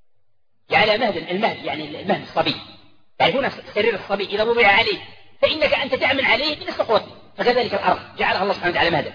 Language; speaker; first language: Arabic; native; Arabic